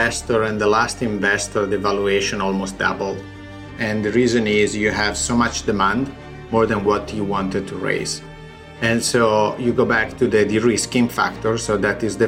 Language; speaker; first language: English; non-native, fluent; Italian